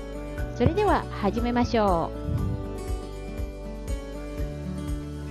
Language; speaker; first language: Japanese; non-native, fluent; Indonesian